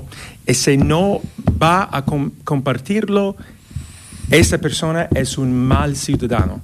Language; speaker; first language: Spanish; non-native, learner; English